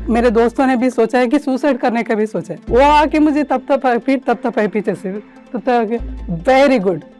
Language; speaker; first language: Hindi; non-native, local second language; Kannada